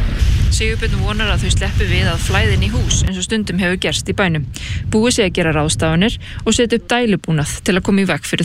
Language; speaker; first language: Icelandic; native; Icelandic